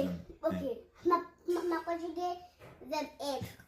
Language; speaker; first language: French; non-native, learner; Haitian Creole